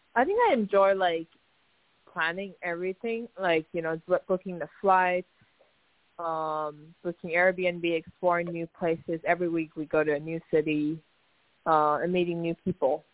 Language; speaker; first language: English; non-native, fluent; Chinese